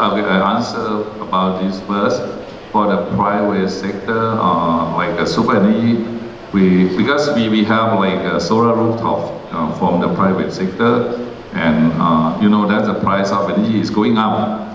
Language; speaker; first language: English; non-native, learner; Thai